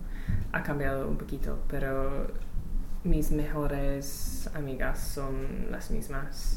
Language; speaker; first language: Spanish; non-native, learner; English